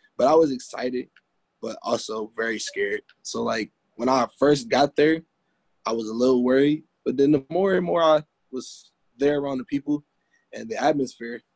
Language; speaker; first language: English; native; English